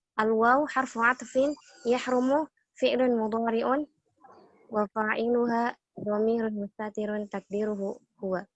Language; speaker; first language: Arabic; non-native, learner; Indonesian